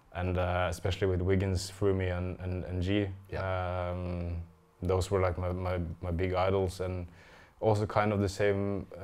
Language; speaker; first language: English; non-native, fluent; Norwegian